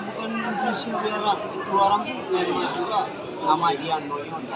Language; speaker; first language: Indonesian; non-native, learner; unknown